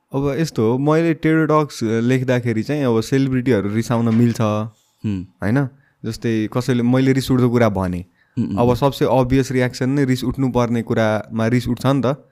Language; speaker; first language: Nepali; non-native, local second language; Bhojpuri